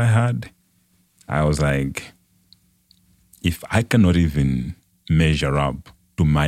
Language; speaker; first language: English; non-native, local second language; Nyanja